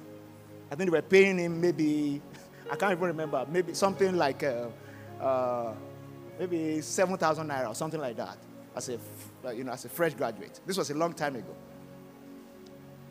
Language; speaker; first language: English; non-native, local second language; Yoruba